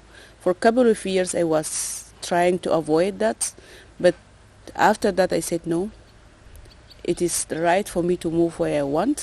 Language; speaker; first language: English; non-native, fluent; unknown